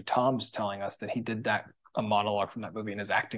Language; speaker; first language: English; native; English